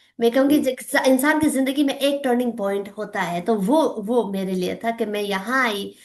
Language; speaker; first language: Urdu; non-native, local second language; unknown